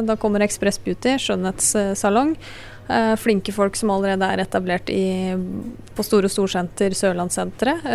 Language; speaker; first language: Norwegian; native; Norwegian